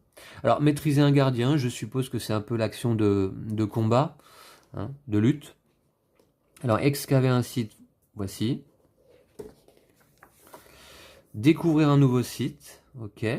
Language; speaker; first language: French; native; French